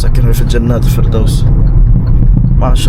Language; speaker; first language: Arabic; non-native, learner; English